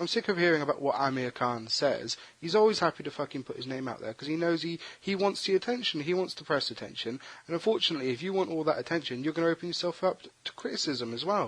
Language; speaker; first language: English; native; English